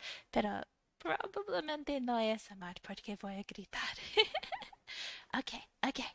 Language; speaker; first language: Spanish; non-native, fluent; English